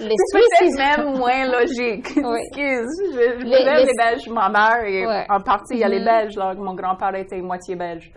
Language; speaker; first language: French; non-native, local second language; English